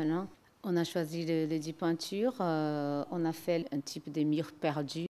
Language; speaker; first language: French; non-native, learner; Portuguese